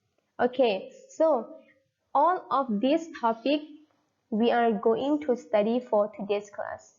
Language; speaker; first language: English; non-native, fluent; Thai